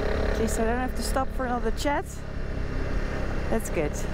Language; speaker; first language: English; non-native, fluent; Dutch